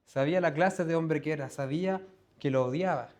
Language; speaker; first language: Spanish; native; Spanish